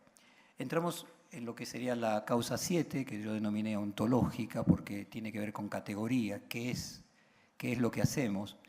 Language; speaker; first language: Spanish; native; Spanish